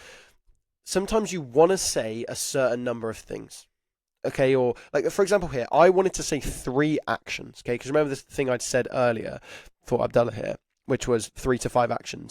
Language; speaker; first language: English; native; English